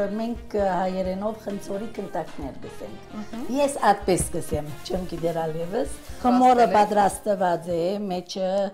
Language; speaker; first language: Armenian; early bilingual, heritage; Armenian